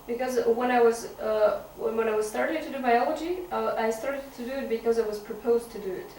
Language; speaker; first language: English; non-native, fluent; Russian